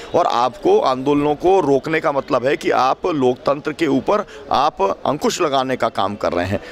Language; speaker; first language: Hindi; native; Hindi